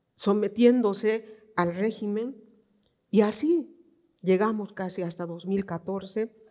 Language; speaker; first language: Spanish; native; Spanish